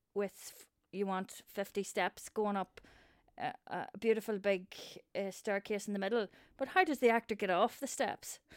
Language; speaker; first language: English; native; English